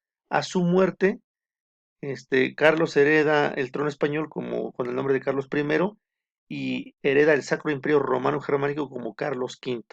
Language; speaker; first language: Spanish; native; Spanish